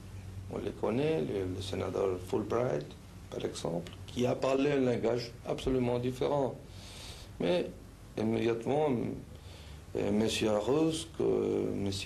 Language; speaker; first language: French; non-native, local second language; Spanish